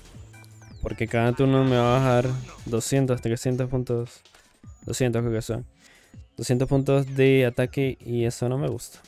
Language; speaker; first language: Spanish; native; Spanish